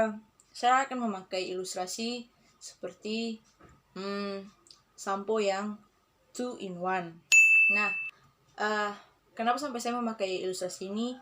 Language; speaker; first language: Indonesian; native; Indonesian